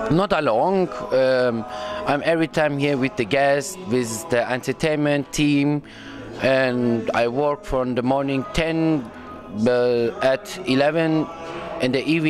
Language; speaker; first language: English; non-native, learner; Turkish